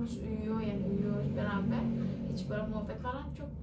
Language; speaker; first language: Turkish; non-native, learner; Indonesian